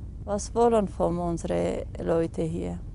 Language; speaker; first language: German; non-native, fluent; Aramaic